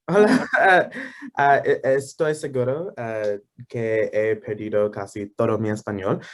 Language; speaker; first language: Spanish; non-native, learner; English